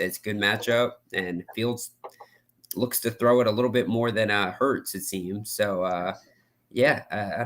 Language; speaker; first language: English; native; English